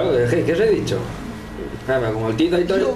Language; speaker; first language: Spanish; native; Spanish